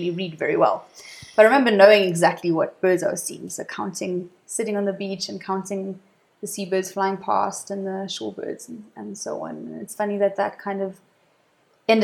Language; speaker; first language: English; native; English